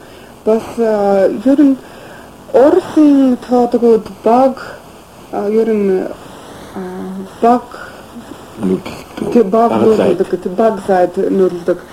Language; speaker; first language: Mongolian; non-native, fluent; English